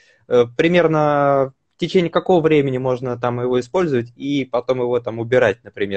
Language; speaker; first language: Russian; native; Russian